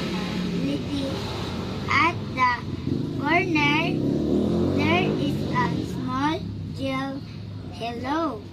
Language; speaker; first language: English; non-native, learner; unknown